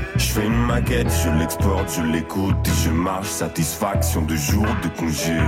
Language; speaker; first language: French; native; French